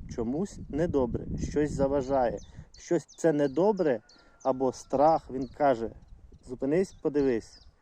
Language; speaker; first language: Ukrainian; non-native, local second language; Russian